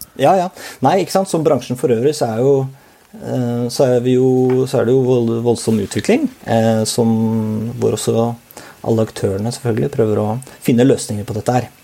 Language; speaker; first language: Norwegian; native; Norwegian